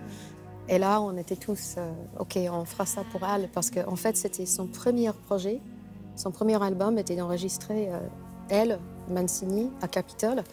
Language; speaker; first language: French; non-native, fluent; English